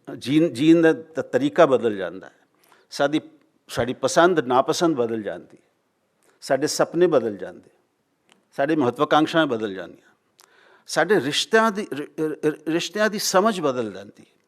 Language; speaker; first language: Punjabi; non-native, local second language; Hindi